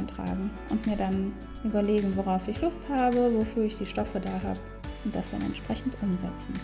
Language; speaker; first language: German; native; German